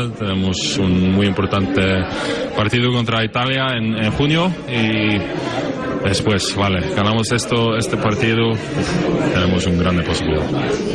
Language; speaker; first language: Spanish; non-native, learner; Norwegian